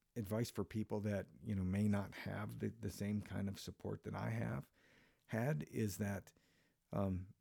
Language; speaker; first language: English; native; English